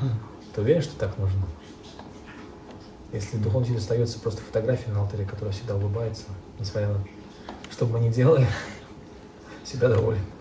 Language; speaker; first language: Russian; native; Russian